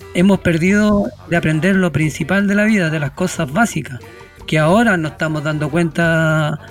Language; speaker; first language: Spanish; native; Spanish